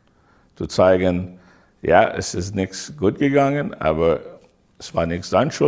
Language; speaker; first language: German; non-native, fluent; English